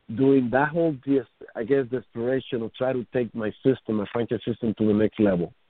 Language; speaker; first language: English; non-native, fluent; Spanish